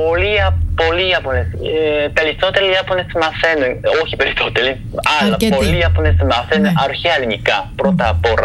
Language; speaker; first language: Greek; non-native, fluent; Japanese